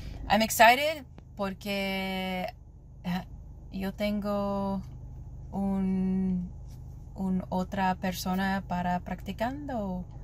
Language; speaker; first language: Spanish; non-native, learner; English